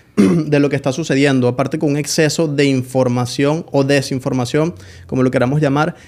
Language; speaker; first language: Spanish; native; Spanish